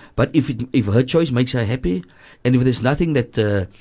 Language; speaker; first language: English; native; English